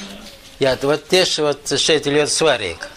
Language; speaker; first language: Latvian; non-native, local second language; Russian